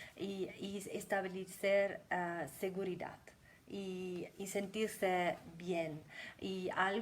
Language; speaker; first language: Spanish; non-native, fluent; German